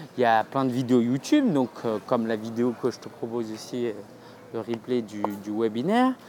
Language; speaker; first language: French; native; French